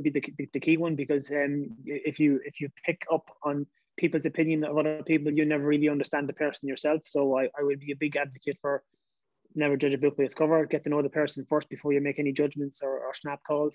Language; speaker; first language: English; native; English